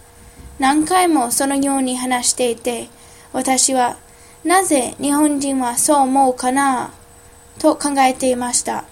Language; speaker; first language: Japanese; non-native, learner; English